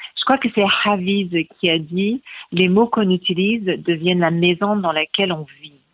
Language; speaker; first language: French; non-native, fluent; English